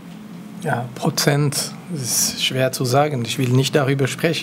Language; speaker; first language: German; non-native, local second language; French